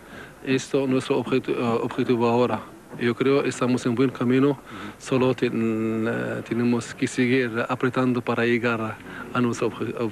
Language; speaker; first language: Spanish; non-native, fluent; Arabic